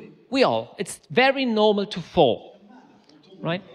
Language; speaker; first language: English; non-native, fluent; German